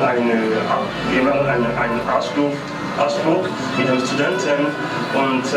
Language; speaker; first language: German; non-native, learner; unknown